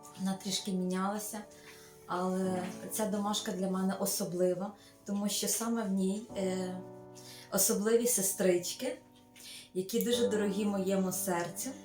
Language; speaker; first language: Ukrainian; native; Ukrainian